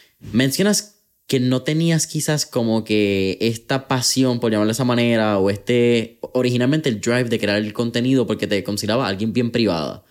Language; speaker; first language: Spanish; native; Spanish